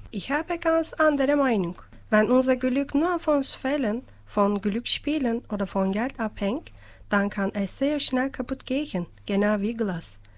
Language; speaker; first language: German; non-native, fluent; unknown